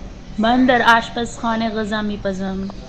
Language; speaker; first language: Persian; non-native, learner; Urdu